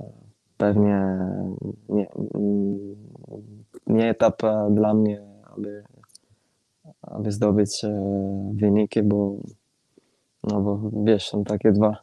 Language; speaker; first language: Polish; non-native, fluent; Italian